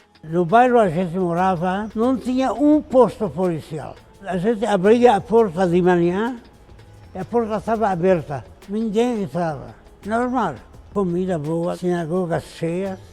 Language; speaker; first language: Portuguese; non-native, fluent; Arabic